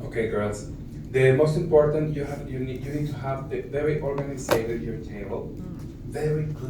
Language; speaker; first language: English; non-native, learner; Spanish